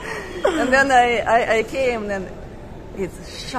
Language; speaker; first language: English; non-native, fluent; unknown